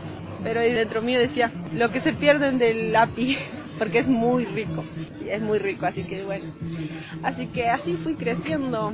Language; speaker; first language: Spanish; early bilingual, other home language; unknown